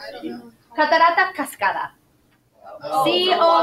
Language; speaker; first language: Spanish; non-native, fluent; English